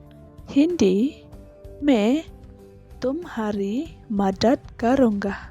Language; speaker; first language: Hindi; non-native, local second language; Khasi